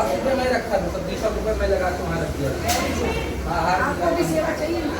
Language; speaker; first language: Hindi; non-native, local second language; Gujarati